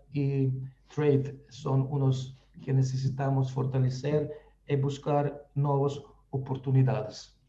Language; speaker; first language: Spanish; non-native, fluent; Slovenian